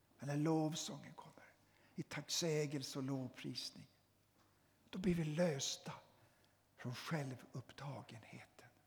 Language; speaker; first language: Swedish; native; Swedish